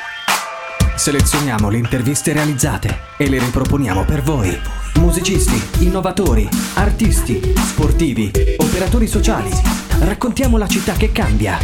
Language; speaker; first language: Italian; native; Italian